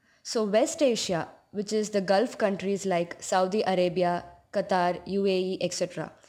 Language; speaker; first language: English; non-native, local second language; Tamil